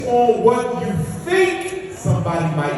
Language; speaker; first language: English; native; English